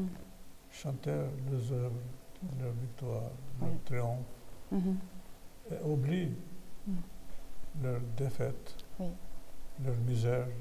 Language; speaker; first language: French; non-native, fluent; Albanian